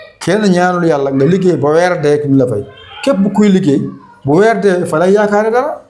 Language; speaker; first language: Wolof; non-native, local second language; Fula